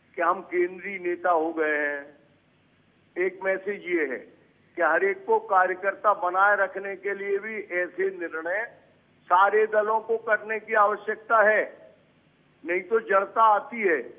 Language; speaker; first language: Hindi; native; Hindi